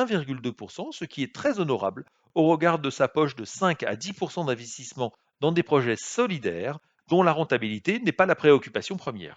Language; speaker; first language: French; native; French